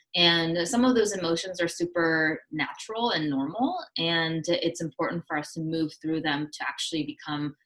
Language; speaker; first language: English; early bilingual, other home language; Korean